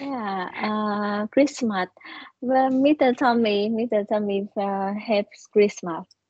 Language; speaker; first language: English; non-native, learner; Vietnamese